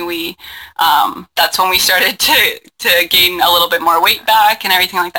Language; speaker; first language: English; native; English